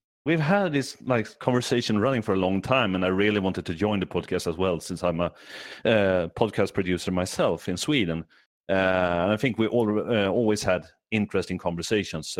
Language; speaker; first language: English; non-native, fluent; Swedish